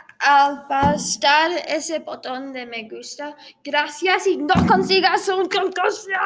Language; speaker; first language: Spanish; non-native, learner; English